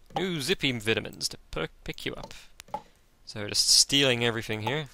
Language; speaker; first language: English; native; English